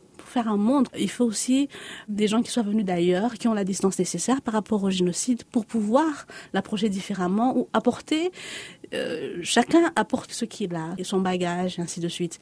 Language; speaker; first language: French; non-native, local second language; Lingala